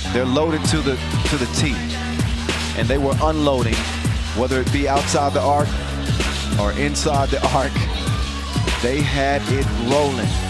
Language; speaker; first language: English; native; English